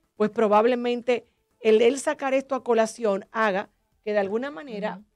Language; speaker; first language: Spanish; native; Spanish